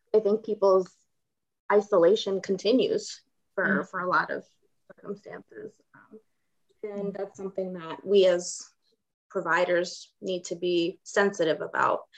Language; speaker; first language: English; non-native, fluent; Ukrainian